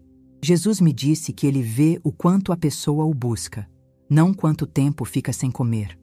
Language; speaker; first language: Portuguese; native; Portuguese